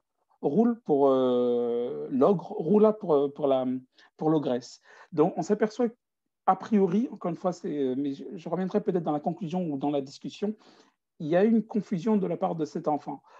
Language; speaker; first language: French; native; French